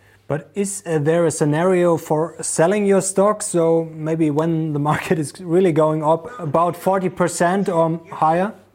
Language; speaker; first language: English; non-native, fluent; German